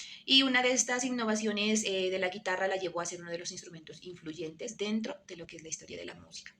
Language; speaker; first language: Spanish; native; Spanish